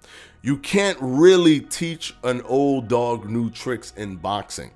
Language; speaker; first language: English; native; English